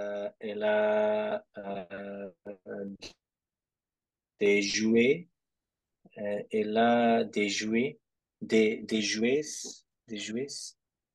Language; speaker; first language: French; non-native, learner; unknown